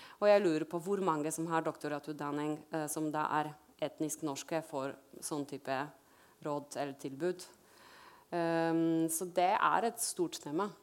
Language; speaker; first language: Norwegian; non-native, fluent; Polish